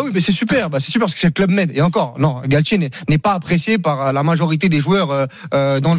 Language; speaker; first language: French; native; French